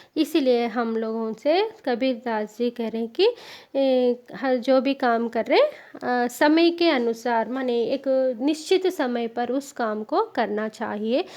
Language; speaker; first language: Hindi; non-native, local second language; Telugu